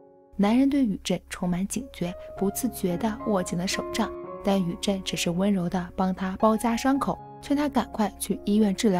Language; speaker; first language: Chinese; native; Chinese